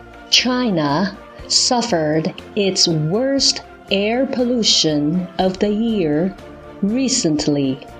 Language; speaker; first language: English; non-native, fluent; Chinese